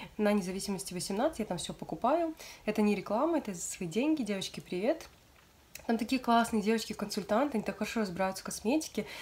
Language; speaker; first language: Russian; native; Russian